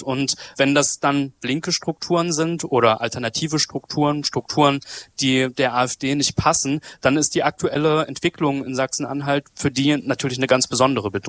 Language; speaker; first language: German; native; German